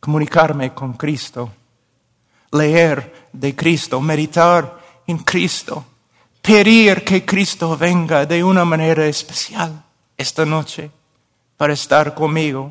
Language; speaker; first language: Spanish; non-native, fluent; English